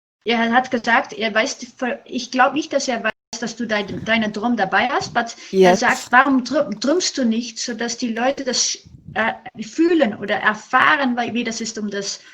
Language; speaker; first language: German; non-native, learner; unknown